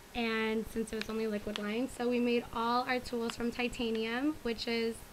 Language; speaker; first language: English; early bilingual, other home language; Spanish